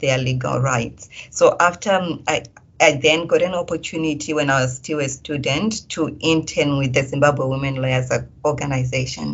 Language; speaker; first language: English; non-native, local second language; Shona